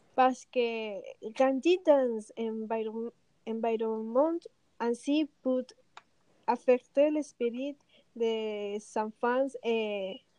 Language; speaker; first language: French; non-native, learner; Spanish